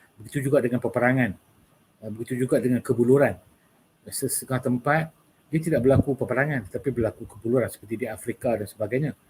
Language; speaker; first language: Malay; native; Malay